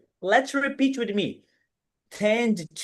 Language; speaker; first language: English; non-native, fluent; Portuguese